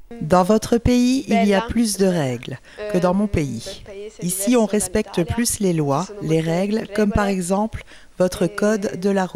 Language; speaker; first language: French; non-native, learner; Italian